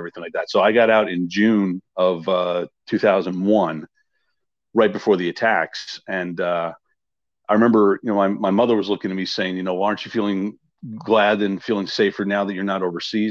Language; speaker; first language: English; native; English